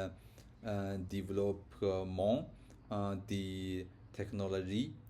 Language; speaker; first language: French; non-native, learner; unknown